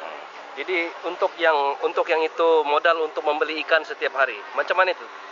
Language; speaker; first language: Indonesian; non-native, local second language; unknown